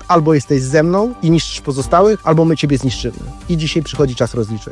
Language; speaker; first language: Polish; native; Polish